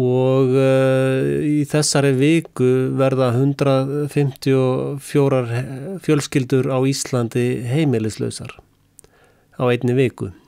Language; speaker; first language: Icelandic; native; Icelandic